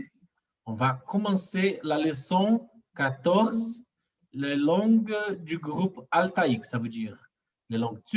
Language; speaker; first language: French; non-native, fluent; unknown